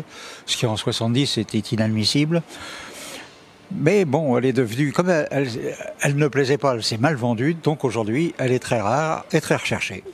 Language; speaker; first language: French; native; French